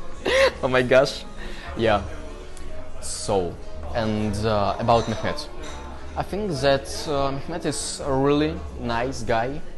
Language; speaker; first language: English; non-native, learner; Russian